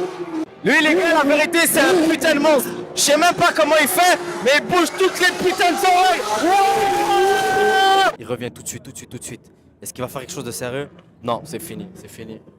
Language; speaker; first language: French; native; French